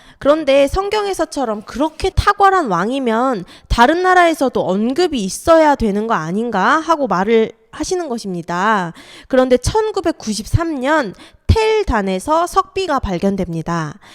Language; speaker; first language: Korean; native; Korean